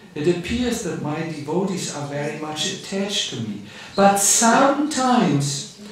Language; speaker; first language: English; non-native, fluent; German